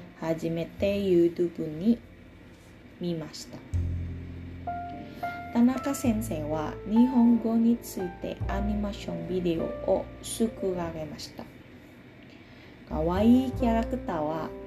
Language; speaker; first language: Japanese; non-native, learner; Indonesian